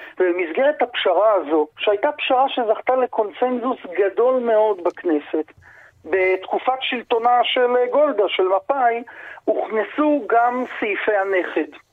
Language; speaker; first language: Hebrew; native; Hebrew